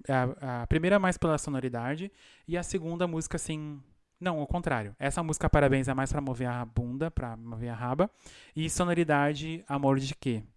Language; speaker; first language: Portuguese; native; Portuguese